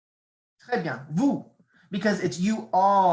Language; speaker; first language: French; non-native, fluent; English